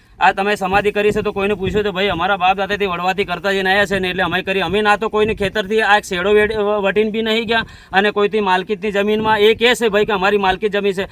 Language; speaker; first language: Gujarati; native; Gujarati